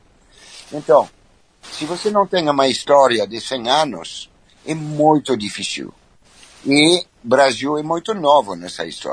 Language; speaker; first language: Portuguese; non-native, fluent; French